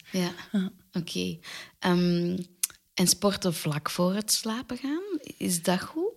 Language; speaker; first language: Dutch; native; Dutch